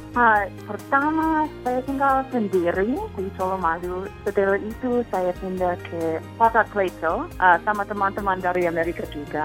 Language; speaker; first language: Indonesian; non-native, fluent; English